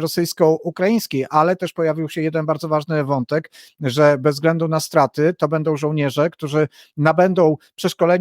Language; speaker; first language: Polish; native; Polish